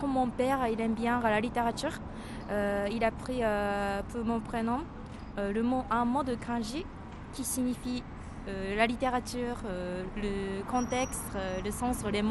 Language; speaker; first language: French; non-native, fluent; Japanese